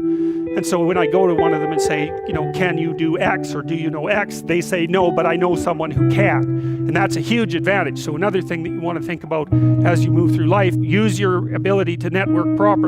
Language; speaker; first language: English; native; English